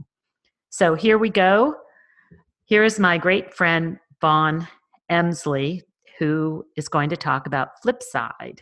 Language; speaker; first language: English; native; English